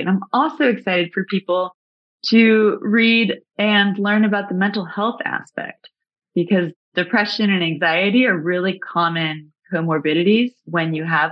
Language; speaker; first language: English; native; English